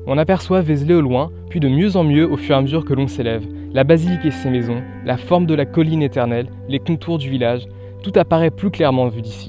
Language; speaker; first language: French; native; French